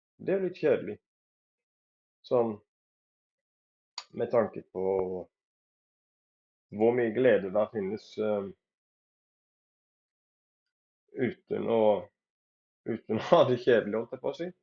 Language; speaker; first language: Norwegian; native; Norwegian